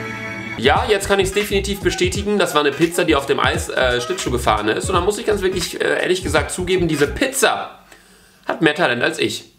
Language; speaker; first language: German; native; German